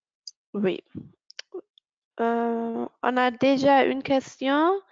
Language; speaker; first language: French; non-native, fluent; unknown